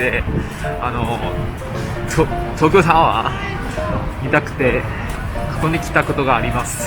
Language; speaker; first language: Japanese; non-native, fluent; Chinese